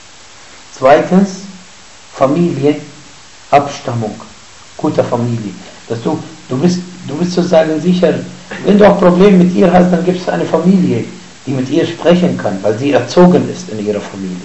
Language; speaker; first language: German; non-native, fluent; Arabic